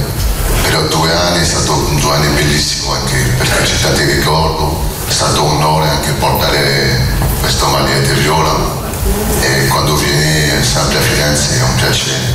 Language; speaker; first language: Italian; non-native, learner; French